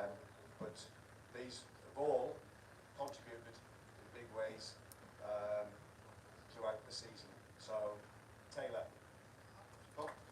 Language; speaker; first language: English; native; English